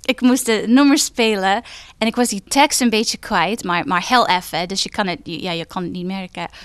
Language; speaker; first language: Dutch; non-native, fluent; English